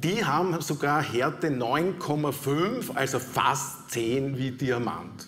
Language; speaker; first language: German; native; German